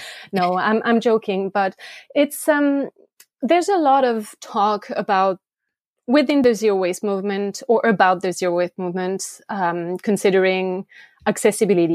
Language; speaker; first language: English; non-native, fluent; French